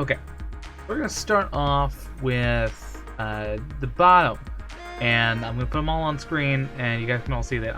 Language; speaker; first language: English; native; English